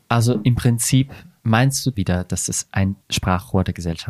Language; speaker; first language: German; native; German